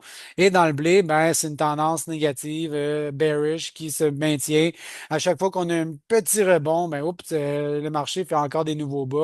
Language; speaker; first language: French; native; French